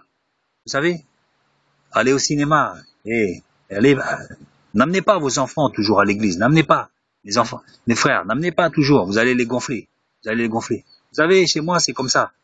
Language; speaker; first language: French; native; French